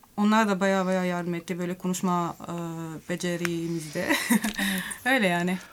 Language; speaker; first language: Turkish; non-native, fluent; Arabic